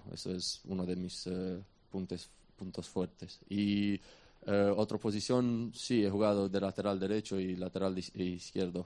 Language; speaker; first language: Spanish; non-native, fluent; Romanian